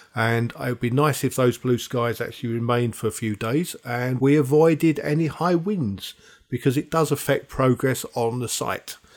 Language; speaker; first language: English; native; English